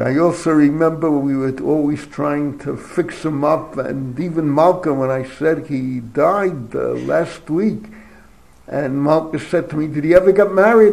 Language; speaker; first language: English; native; English